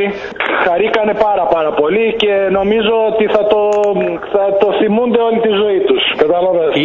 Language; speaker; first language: Greek; early bilingual, heritage; Greek